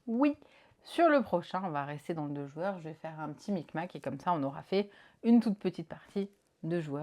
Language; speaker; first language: French; native; French